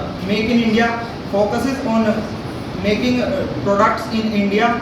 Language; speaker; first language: English; non-native, local second language; Hindi